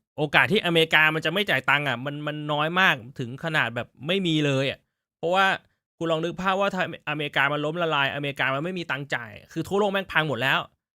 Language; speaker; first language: Thai; native; Thai